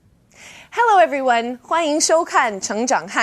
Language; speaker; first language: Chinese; non-native, fluent; English